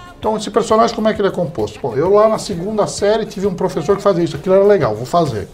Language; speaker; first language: Portuguese; early bilingual, heritage; English